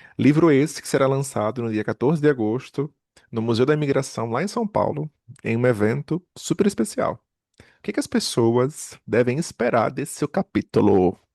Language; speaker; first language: Portuguese; native; Portuguese